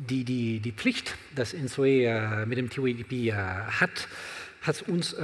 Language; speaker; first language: German; non-native, learner; French